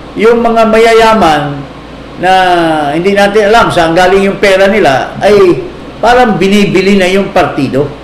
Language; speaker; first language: Filipino; non-native, local second language; Cebuano